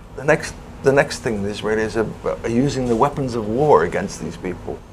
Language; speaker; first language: English; native; English